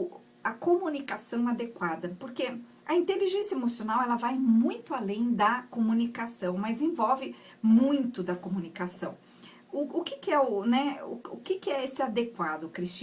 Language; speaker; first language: Portuguese; native; Portuguese